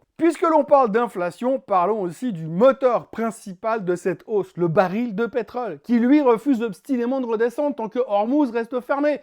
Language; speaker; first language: French; native; French